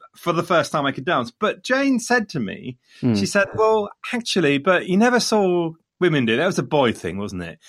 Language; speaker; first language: English; native; English